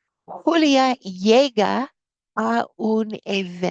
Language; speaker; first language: Spanish; non-native, fluent; English